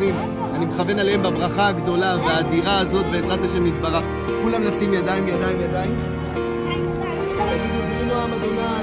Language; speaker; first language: Hebrew; native; Hebrew